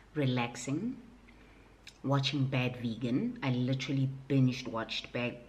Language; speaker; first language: English; non-native, local second language; Southern Sotho